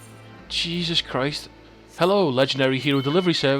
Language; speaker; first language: English; native; English